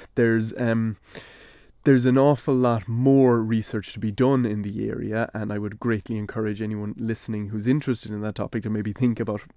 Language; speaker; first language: English; native; English